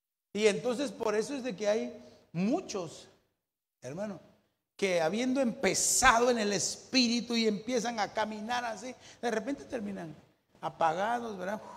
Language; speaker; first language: Spanish; native; Spanish